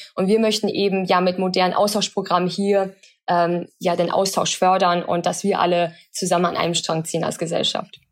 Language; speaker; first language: German; early bilingual, other home language; Chinese